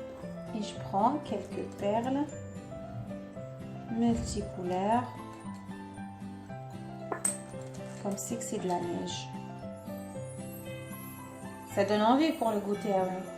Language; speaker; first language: French; non-native, local second language; Arabic